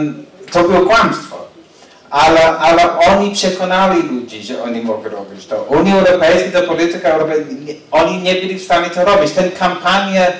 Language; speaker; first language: Polish; non-native, fluent; English